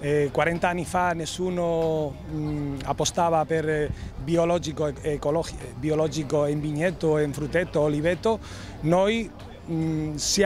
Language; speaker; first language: Italian; non-native, fluent; Spanish